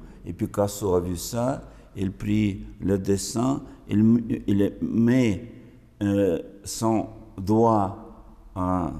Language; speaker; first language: French; non-native, fluent; Russian